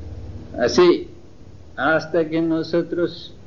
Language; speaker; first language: Spanish; non-native, fluent; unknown